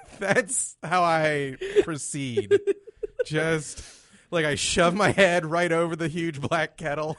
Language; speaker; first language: English; native; English